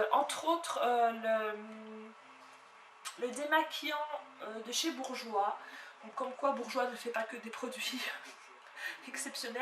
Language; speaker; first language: French; native; French